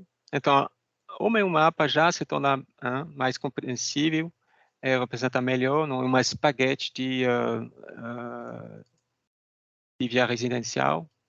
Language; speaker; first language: Portuguese; non-native, fluent; French